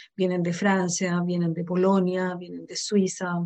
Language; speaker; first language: Spanish; native; Spanish